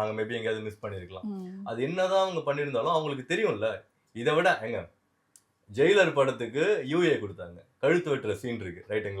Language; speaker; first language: Tamil; native; Tamil